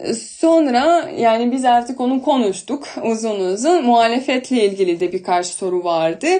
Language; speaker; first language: Turkish; non-native, fluent; Russian